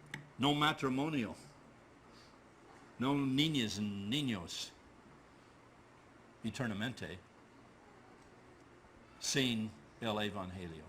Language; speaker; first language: Spanish; non-native, learner; English